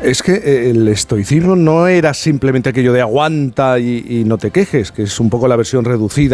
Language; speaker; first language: Spanish; native; Spanish